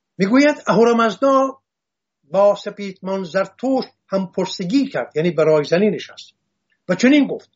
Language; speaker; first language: Persian; non-native, local second language; Assyrian Neo-Aramaic